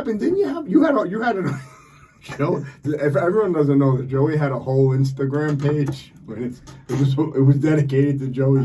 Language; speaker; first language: English; native; English